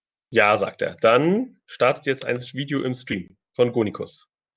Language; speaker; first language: German; native; German